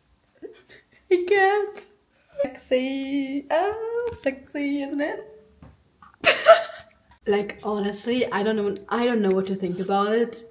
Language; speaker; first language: English; non-native, fluent; German